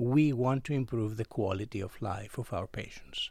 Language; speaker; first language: English; non-native, fluent; Greek